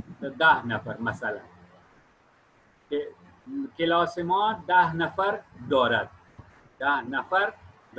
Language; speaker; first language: Persian; non-native, fluent; Urdu